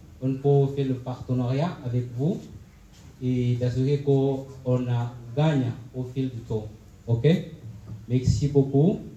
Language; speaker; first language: French; non-native, fluent; Swahili